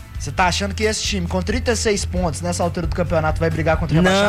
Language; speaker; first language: Portuguese; native; Portuguese